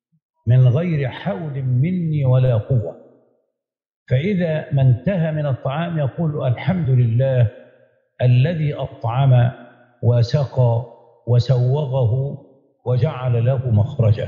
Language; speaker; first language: Arabic; native; Arabic